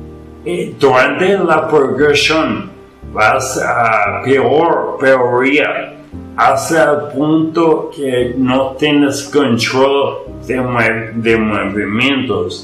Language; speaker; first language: Spanish; non-native, fluent; English